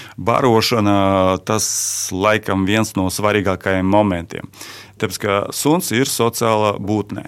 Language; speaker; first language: Latvian; non-native, local second language; Russian